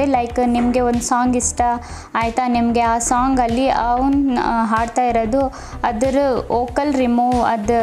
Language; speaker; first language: Kannada; native; Kannada